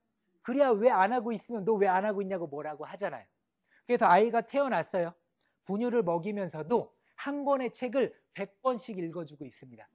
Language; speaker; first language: Korean; native; Korean